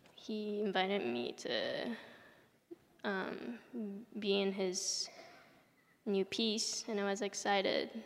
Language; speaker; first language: English; early bilingual, other home language; Japanese